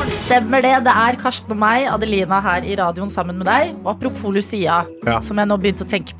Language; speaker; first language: Norwegian; native; Norwegian